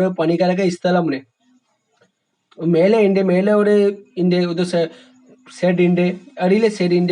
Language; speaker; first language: Malayalam; non-native, learner; Hindi